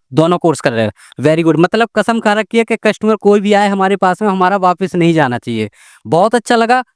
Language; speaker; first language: Hindi; native; Hindi